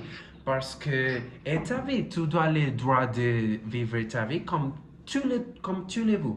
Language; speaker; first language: French; non-native, learner; Spanish